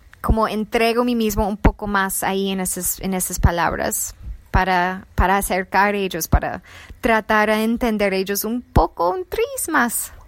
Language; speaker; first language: Spanish; non-native, fluent; English